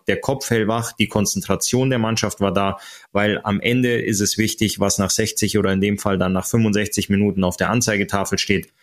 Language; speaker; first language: German; native; German